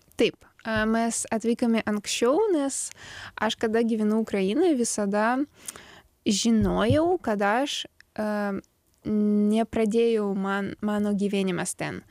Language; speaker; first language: Lithuanian; non-native, learner; Ukrainian